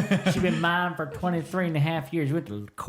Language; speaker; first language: English; native; English